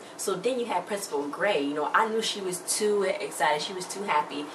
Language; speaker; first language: English; native; English